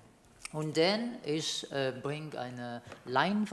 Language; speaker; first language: German; non-native, learner; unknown